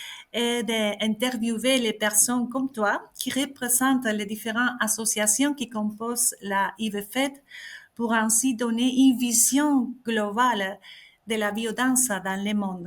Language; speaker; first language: French; non-native, fluent; Spanish